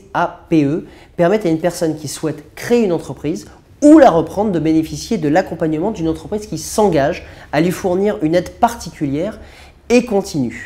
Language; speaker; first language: French; native; French